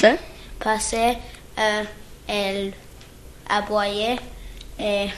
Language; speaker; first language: French; early bilingual, other home language; English